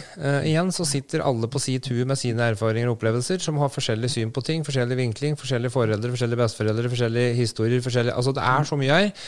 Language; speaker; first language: Norwegian; native; Norwegian